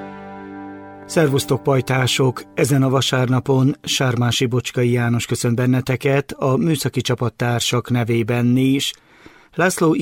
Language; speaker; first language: Hungarian; native; Hungarian